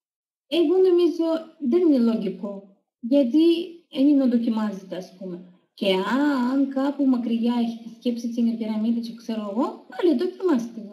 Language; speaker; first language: Greek; non-native, learner; Russian